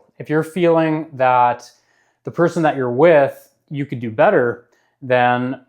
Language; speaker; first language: English; native; English